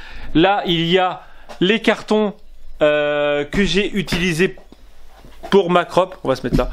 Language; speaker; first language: French; native; French